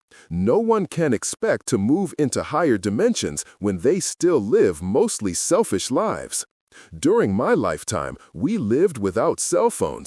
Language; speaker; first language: English; non-native, fluent; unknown